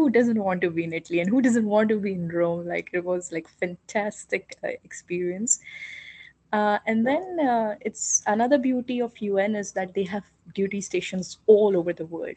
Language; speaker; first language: English; non-native, local second language; Hindi